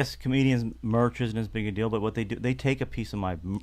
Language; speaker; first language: English; native; English